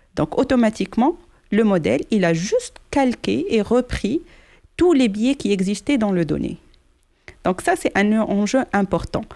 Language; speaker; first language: French; non-native, local second language; Arabic